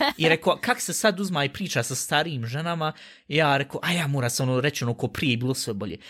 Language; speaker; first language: Bosnian; early bilingual, heritage; Bosnian